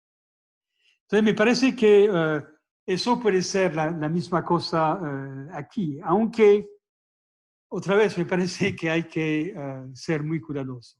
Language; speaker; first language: Spanish; non-native, fluent; French